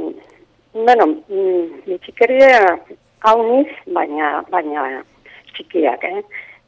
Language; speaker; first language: Basque; non-native, local second language; Spanish